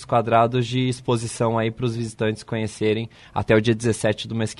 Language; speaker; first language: Portuguese; native; Portuguese